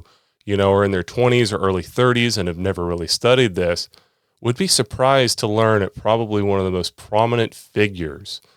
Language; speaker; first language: English; native; English